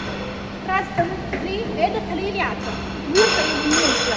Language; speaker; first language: Russian; non-native, learner; Chinese